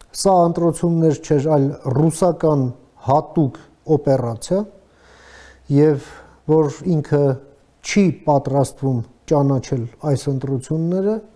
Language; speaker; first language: Armenian; native; Armenian